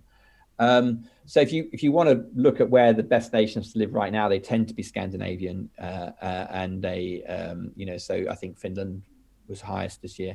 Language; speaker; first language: English; native; English